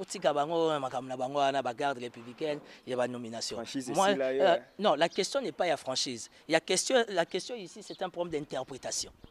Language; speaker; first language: French; non-native, local second language; Lingala